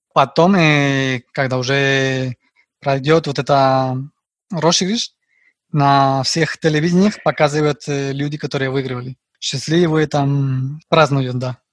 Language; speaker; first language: Russian; non-native, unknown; Spanish